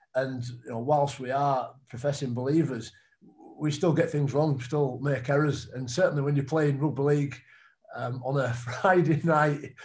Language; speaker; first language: English; native; English